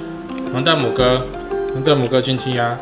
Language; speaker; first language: Chinese; native; Chinese